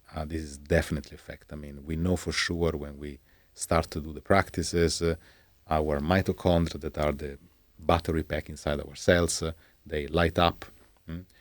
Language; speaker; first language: English; non-native, fluent; Italian